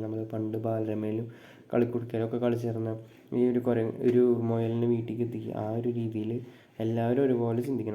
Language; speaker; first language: Malayalam; native; Malayalam